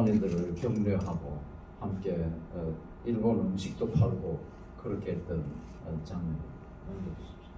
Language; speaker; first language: Korean; native; Korean